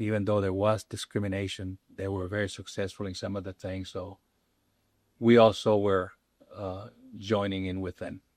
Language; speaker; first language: English; non-native, local second language; Spanish